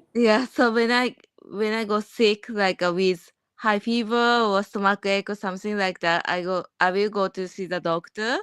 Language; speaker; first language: English; non-native, learner; Japanese